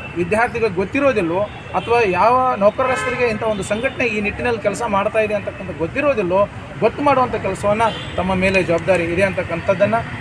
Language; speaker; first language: Kannada; non-native, local second language; Lambadi